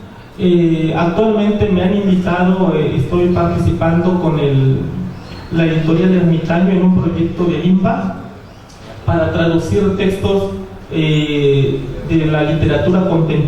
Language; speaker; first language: Spanish; non-native, local second language; Zapotec